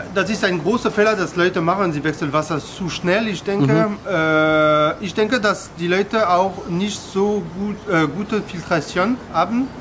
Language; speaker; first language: German; non-native, learner; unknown